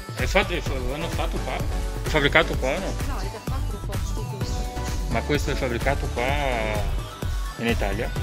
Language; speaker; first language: Italian; non-native, learner; Portuguese